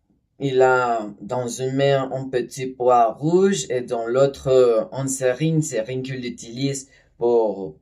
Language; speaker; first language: French; non-native, learner; Spanish